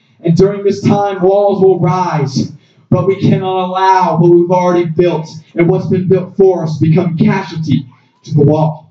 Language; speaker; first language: English; native; English